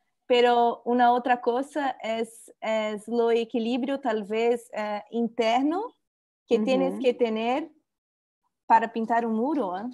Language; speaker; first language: Spanish; non-native, learner; Portuguese